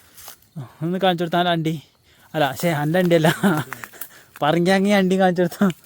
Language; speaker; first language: Malayalam; native; Malayalam